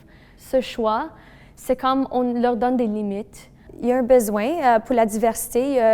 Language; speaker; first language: French; non-native, local second language; English